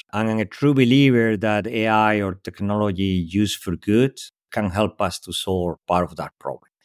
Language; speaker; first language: English; non-native, fluent; Spanish